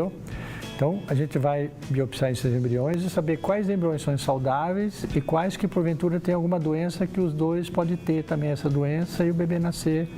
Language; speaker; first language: Portuguese; native; Portuguese